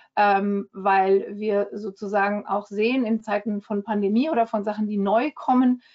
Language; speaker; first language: German; early bilingual, heritage; German